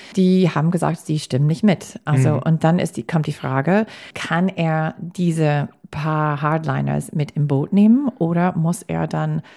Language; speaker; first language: German; non-native, fluent; English